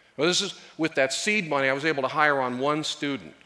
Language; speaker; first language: English; native; English